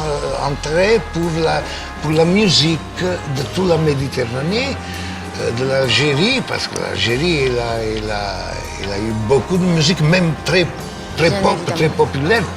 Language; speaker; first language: French; non-native, fluent; Italian